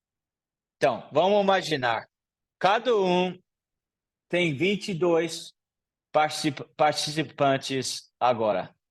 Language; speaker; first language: Portuguese; non-native, learner; English